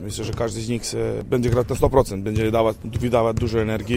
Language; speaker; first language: Polish; non-native, learner; Serbian